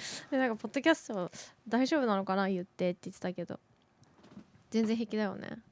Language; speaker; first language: Japanese; native; Japanese